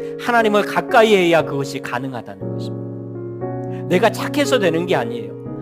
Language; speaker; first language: Korean; native; Korean